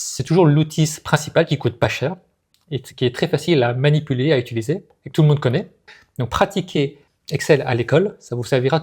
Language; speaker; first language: French; native; French